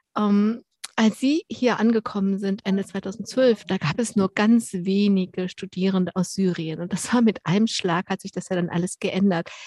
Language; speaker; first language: German; native; German